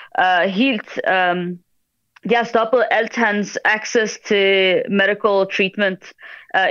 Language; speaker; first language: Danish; early bilingual, other home language; Arabic